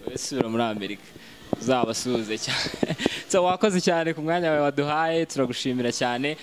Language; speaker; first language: Kinyarwanda; native; Kinyarwanda